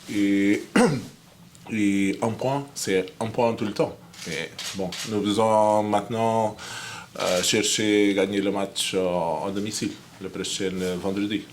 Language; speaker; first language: French; non-native, fluent; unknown